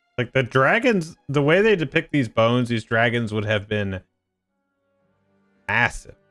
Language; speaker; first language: English; native; English